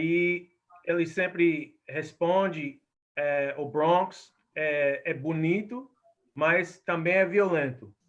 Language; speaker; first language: Portuguese; non-native, fluent; English